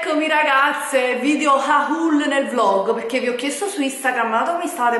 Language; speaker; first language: Italian; native; Italian